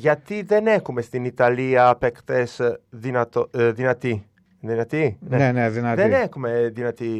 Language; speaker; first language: Greek; non-native, learner; Italian